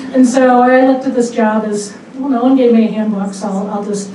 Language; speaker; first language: English; native; English